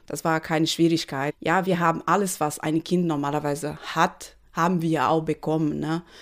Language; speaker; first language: German; non-native, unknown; Portuguese